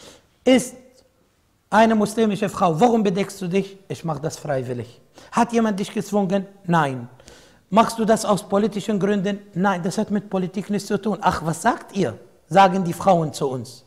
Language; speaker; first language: German; non-native, fluent; Arabic